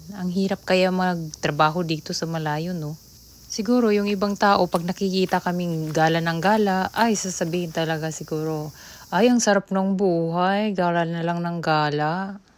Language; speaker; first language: Filipino; native; Filipino